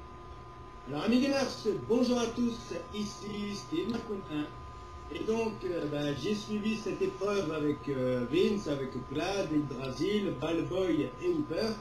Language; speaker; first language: French; native; French